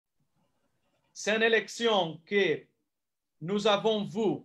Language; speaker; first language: French; non-native, fluent; Portuguese